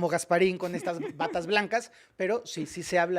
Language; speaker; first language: Spanish; native; Spanish